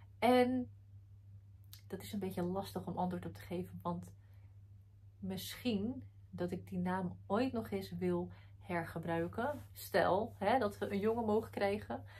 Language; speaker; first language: Dutch; early bilingual, other home language; Arabic